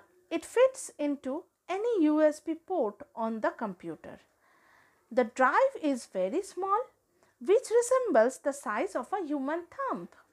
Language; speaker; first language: English; non-native, local second language; Bangla